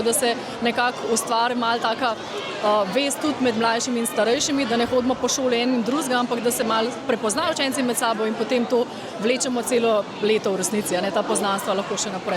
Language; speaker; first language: Slovenian; native; Slovenian